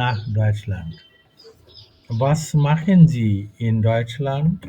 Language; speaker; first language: German; non-native, fluent; Bangla